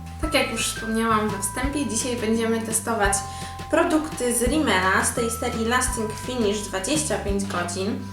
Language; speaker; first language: Polish; native; Polish